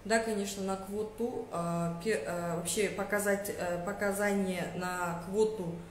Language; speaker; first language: Russian; non-native, local second language; Kazakh